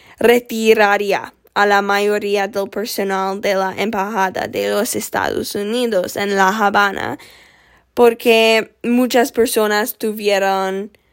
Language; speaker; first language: Spanish; non-native, learner; English